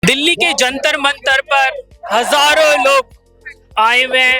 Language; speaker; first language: Hindi; native; Hindi